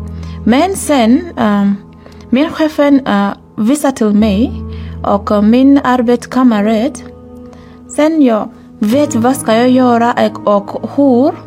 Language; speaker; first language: Swedish; non-native, learner; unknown